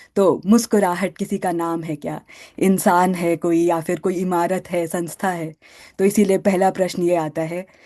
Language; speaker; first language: Hindi; native; Hindi